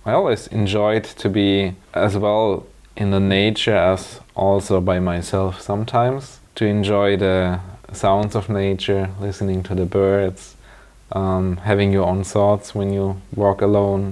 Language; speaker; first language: English; non-native, fluent; German